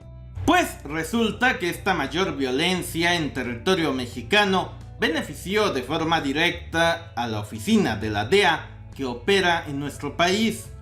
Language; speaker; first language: Spanish; native; Spanish